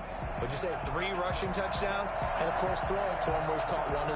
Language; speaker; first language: English; native; English